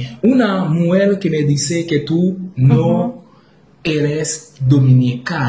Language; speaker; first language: Spanish; non-native, learner; Haitian Creole